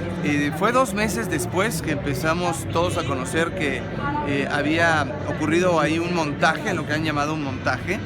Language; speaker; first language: Spanish; native; Spanish